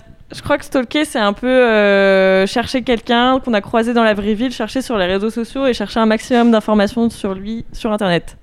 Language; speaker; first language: French; native; French